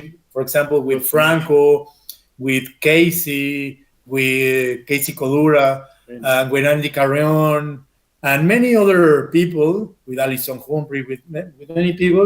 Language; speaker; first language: English; non-native, fluent; Spanish